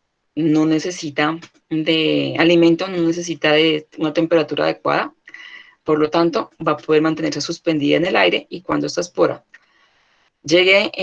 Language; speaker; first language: Spanish; native; Spanish